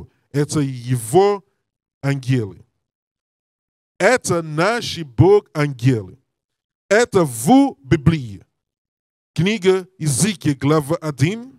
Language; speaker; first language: Russian; non-native, learner; English